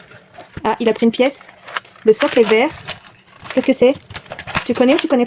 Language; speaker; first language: French; native; French